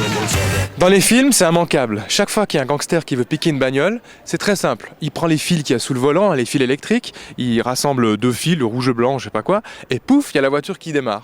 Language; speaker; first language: French; native; French